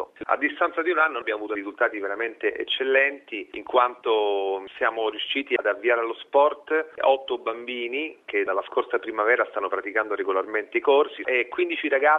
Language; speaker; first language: Italian; native; Italian